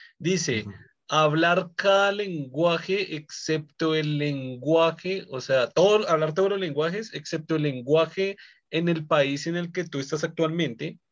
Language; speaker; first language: Spanish; native; Spanish